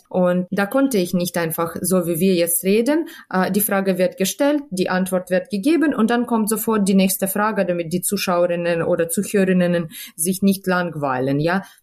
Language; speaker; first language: German; non-native, fluent; Ukrainian